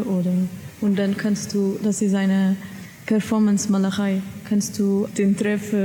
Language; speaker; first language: German; non-native, learner; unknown